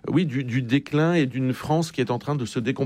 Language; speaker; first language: French; native; French